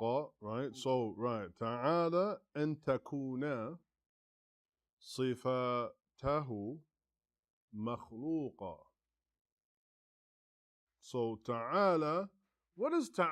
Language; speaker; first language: Arabic; non-native, fluent; English